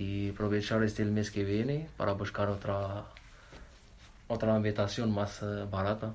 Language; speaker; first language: Spanish; non-native, learner; Arabic